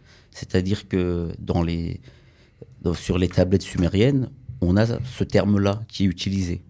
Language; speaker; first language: French; early bilingual, other home language; Kurdish